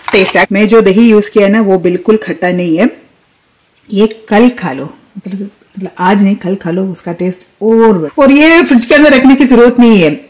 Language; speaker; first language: Hindi; non-native, local second language; Malayalam